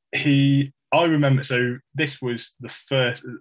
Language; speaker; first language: English; native; English